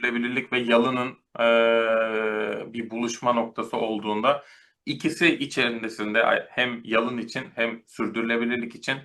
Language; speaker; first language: Turkish; native; Turkish